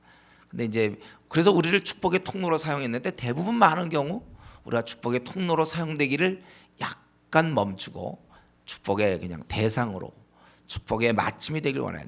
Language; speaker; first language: Korean; native; Korean